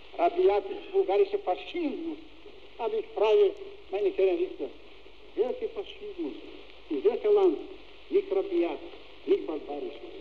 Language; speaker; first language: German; non-native, fluent; Bulgarian